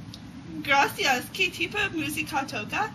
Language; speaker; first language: Spanish; non-native, learner; English